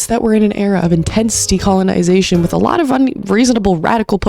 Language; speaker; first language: English; native; English